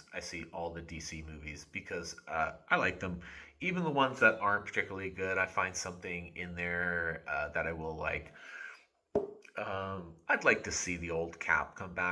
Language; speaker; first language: English; native; English